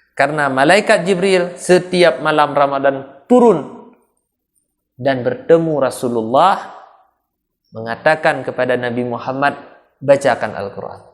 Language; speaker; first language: Malay; non-native, local second language; Achinese